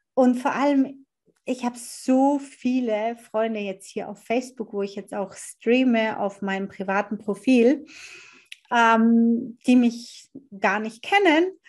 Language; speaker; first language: German; native; German